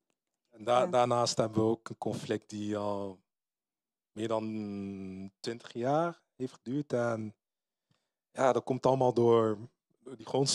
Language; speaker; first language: Dutch; early bilingual, other home language; Lingala